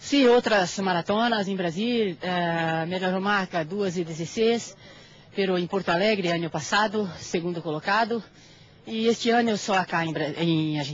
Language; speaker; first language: Spanish; non-native, learner; Portuguese